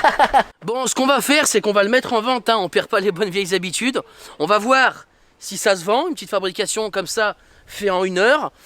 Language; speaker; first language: French; native; French